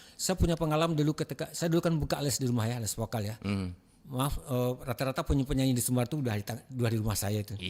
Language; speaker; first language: Indonesian; non-native, local second language; Minangkabau